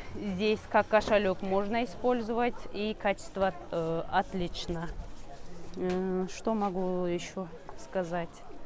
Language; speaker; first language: Russian; non-native, learner; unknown